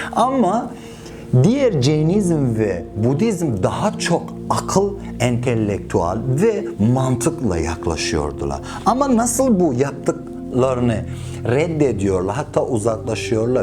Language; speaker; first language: Turkish; non-native, fluent; Persian